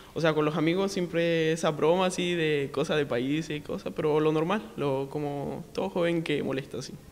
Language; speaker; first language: Spanish; native; Spanish